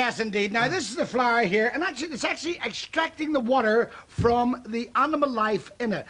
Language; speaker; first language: English; native; English